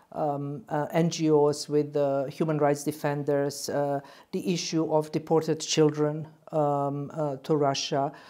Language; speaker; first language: English; non-native, fluent; Bosnian